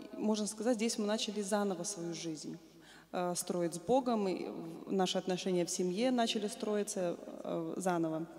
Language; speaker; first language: Russian; native; Russian